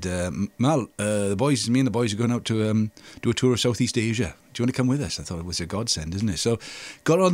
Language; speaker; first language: English; native; English